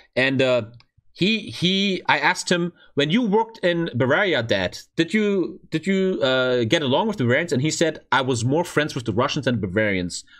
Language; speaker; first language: English; non-native, fluent; German